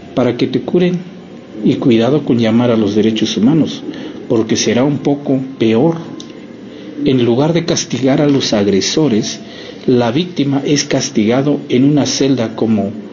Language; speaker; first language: Spanish; non-native, local second language; Tzotzil